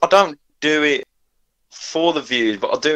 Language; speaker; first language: English; native; English